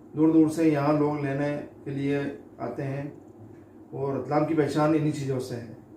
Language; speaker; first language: Hindi; native; Hindi